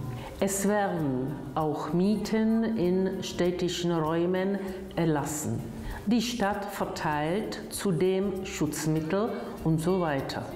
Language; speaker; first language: German; non-native, fluent; Czech